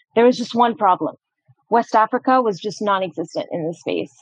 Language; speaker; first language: English; non-native, fluent; Arabic